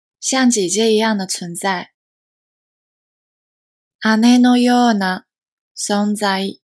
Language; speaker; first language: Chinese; native; Chinese